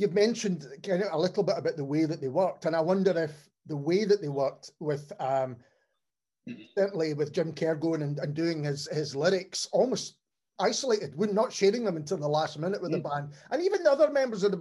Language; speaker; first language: English; native; English